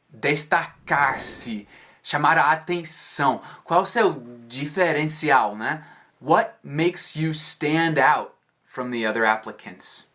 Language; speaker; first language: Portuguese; non-native, fluent; English